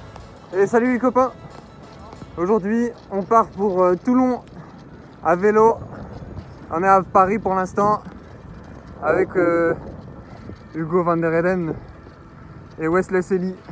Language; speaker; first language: French; native; French